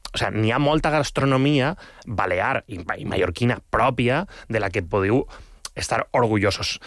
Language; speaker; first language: Catalan; non-native, local second language; Spanish